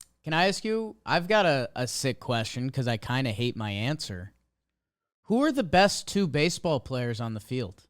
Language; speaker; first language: English; native; English